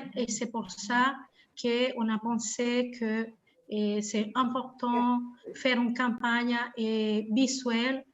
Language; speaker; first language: French; non-native, fluent; Spanish